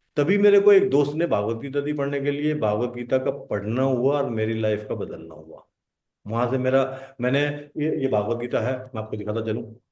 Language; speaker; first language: Hindi; native; Hindi